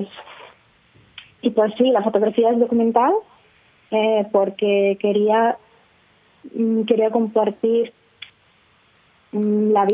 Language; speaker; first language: Spanish; non-native, fluent; Russian